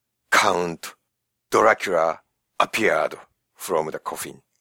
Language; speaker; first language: English; non-native, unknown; Japanese